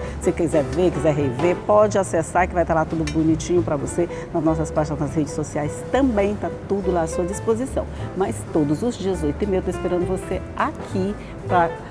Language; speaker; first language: Portuguese; native; Portuguese